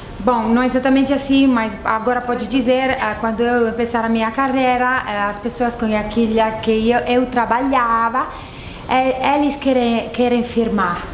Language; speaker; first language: Portuguese; non-native, fluent; Italian